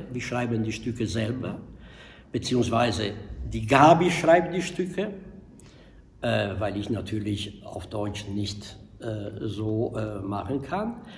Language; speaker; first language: German; non-native, fluent; Italian